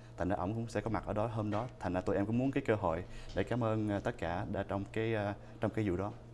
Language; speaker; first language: Vietnamese; early bilingual, heritage; Vietnamese